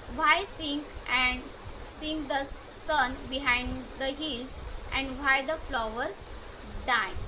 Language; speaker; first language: English; non-native, local second language; Marathi